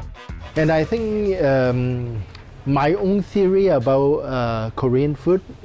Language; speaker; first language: English; non-native, local second language; Cantonese